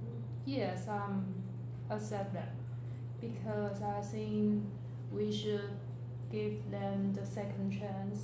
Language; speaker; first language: English; non-native, learner; Chinese